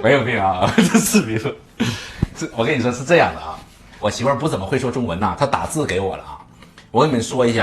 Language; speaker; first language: Chinese; native; Chinese